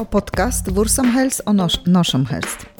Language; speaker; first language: Norwegian; non-native, fluent; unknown